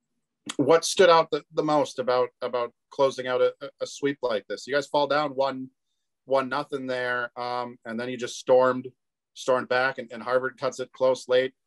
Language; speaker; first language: English; native; English